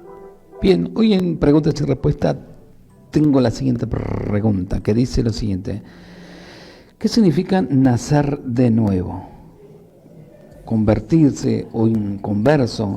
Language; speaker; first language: Spanish; native; Spanish